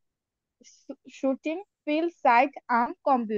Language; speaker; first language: German; non-native, learner; Bangla